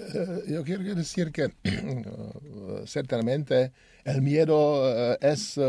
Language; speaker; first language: Spanish; non-native, learner; Czech